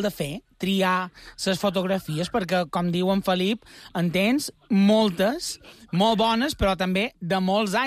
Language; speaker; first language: Catalan; native; Catalan